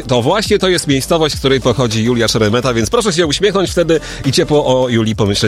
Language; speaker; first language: Polish; native; Polish